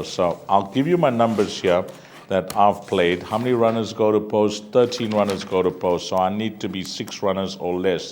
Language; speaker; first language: English; native; English